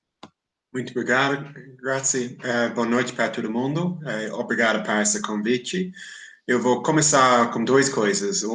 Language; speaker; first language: Portuguese; non-native, fluent; English